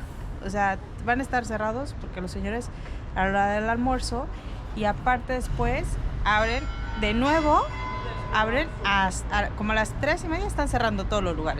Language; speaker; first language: Spanish; native; Spanish